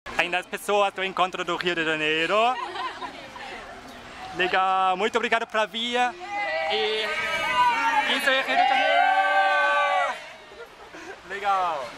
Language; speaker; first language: Portuguese; non-native, fluent; German